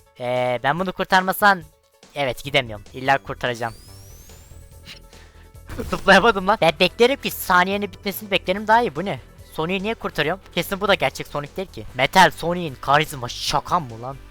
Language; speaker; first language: Turkish; native; Turkish